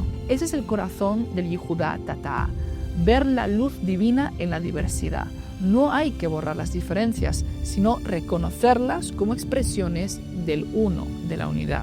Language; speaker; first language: Spanish; native; Spanish